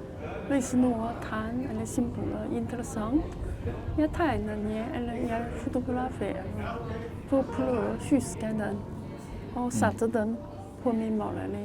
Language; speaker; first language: Norwegian; non-native, learner; Chinese